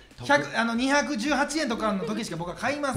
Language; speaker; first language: Japanese; native; Japanese